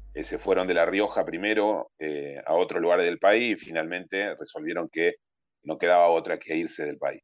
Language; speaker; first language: Spanish; native; Spanish